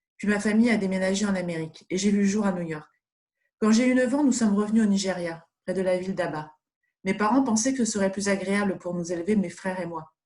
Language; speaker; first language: French; native; French